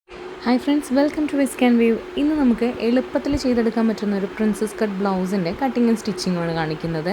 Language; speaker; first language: Malayalam; native; Malayalam